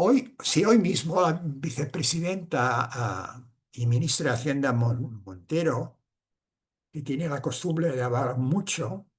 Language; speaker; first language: Spanish; non-native, local second language; Catalan